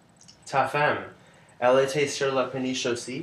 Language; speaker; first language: French; non-native, learner; English